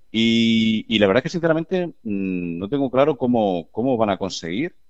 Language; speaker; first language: Spanish; native; Spanish